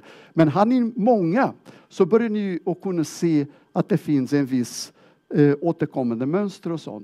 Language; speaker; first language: Swedish; non-native, fluent; Portuguese